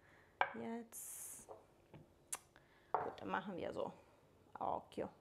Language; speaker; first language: German; non-native, fluent; Italian